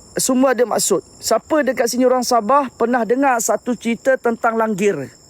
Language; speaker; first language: Malay; native; Malay